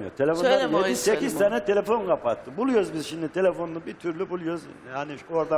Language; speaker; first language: Turkish; native; Turkish